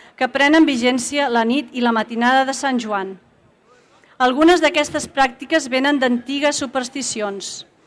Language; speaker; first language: Catalan; native; Catalan